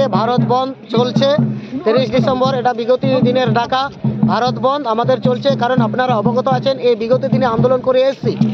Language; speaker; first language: Bangla; non-native, local second language; Santali